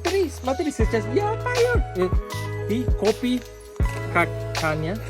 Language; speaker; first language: Russian; non-native, learner; Divehi